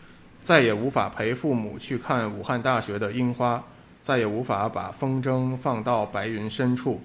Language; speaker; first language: Chinese; non-native, local second language; Cantonese